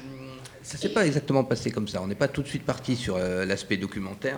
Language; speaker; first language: French; native; French